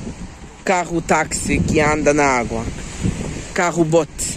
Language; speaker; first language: Portuguese; non-native, fluent; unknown